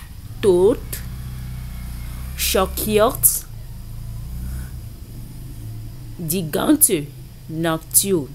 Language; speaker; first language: German; non-native, learner; French